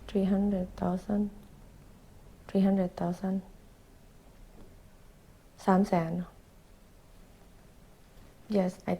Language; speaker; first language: English; non-native, learner; Thai